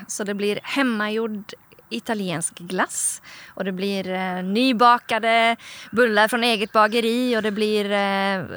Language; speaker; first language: Swedish; non-native, fluent; Norwegian